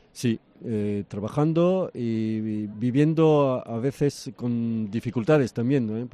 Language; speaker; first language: Spanish; early bilingual, heritage; French